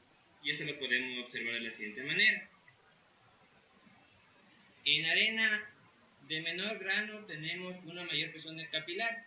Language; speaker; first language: Spanish; native; Spanish